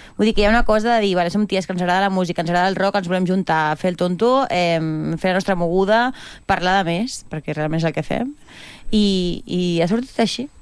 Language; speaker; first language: Catalan; native; Catalan